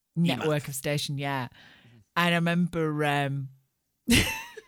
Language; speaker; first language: English; native; English